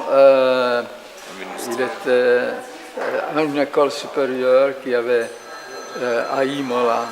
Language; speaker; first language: French; non-native, fluent; Italian